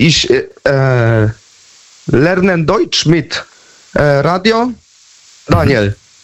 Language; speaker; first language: German; non-native, learner; Polish